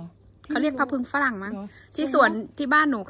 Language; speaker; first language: Thai; native; Thai